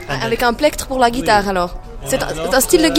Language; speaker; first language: French; native; French